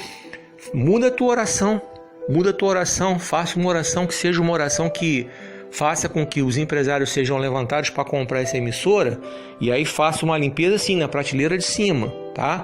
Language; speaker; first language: Portuguese; native; Portuguese